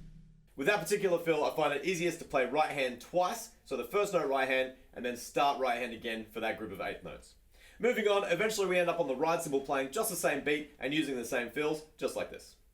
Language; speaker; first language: English; native; English